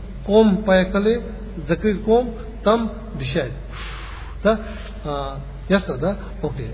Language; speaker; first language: Russian; non-native, learner; Tibetan